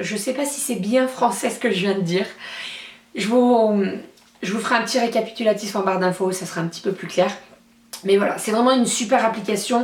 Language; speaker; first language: French; native; French